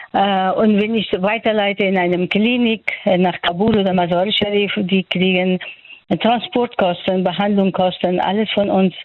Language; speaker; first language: German; non-native, fluent; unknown